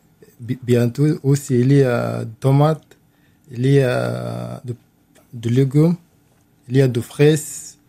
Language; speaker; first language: French; non-native, learner; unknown